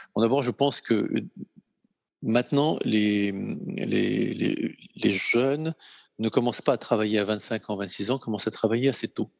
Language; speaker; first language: French; non-native, fluent; Ukrainian